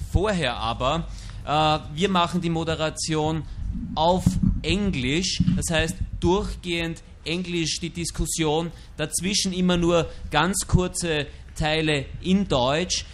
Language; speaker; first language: German; native; German